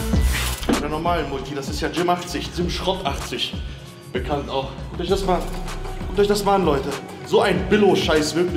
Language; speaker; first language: German; native; German